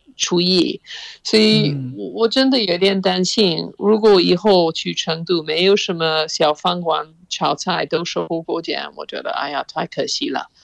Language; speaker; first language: Chinese; non-native, fluent; English